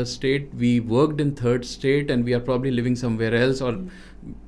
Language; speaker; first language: English; non-native, local second language; Hindi